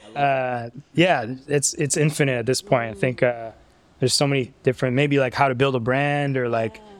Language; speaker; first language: English; native; English